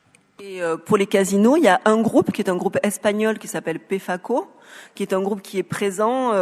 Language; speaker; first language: French; native; French